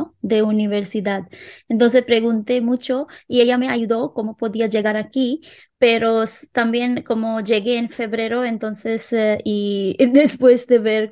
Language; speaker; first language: Spanish; non-native, local second language; Hindi